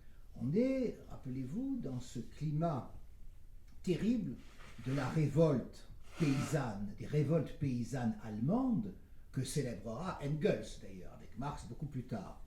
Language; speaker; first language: French; native; French